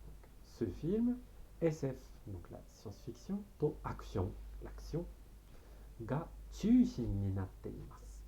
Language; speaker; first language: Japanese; non-native, fluent; French